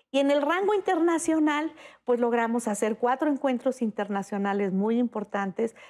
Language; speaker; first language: Spanish; native; Spanish